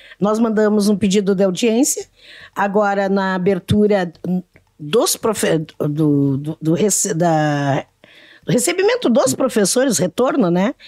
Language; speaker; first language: Portuguese; native; Portuguese